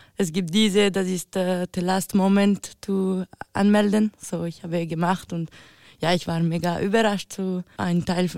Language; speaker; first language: German; non-native, local second language; French